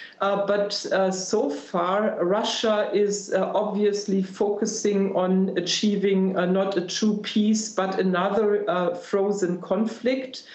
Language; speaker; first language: English; non-native, fluent; German